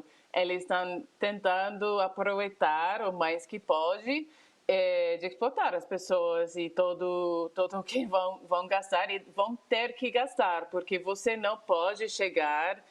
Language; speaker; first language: Portuguese; non-native, fluent; English